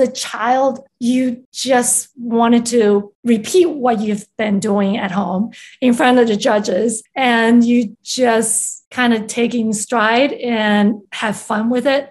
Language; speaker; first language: English; non-native, fluent; Chinese